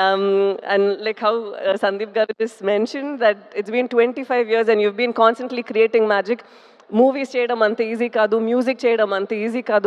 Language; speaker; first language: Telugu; non-native, local second language; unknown